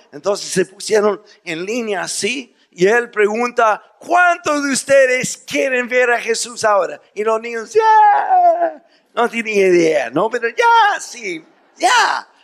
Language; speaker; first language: Spanish; non-native, fluent; English